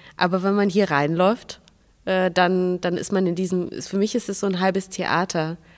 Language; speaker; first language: German; non-native, fluent; Russian